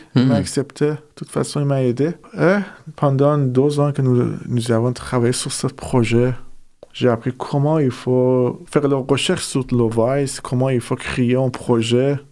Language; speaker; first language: French; non-native, fluent; Persian